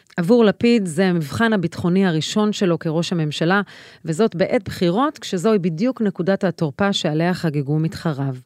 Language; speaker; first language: Hebrew; native; Hebrew